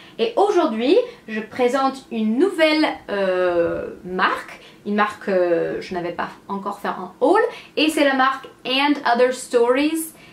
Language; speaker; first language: French; non-native, fluent; English